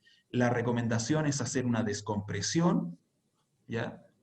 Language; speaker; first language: Spanish; native; Spanish